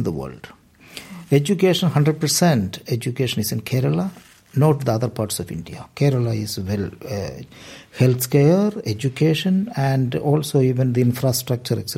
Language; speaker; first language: English; non-native, local second language; Malayalam